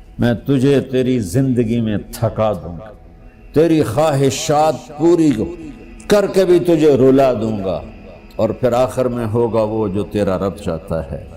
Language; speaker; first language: Urdu; non-native, local second language; Punjabi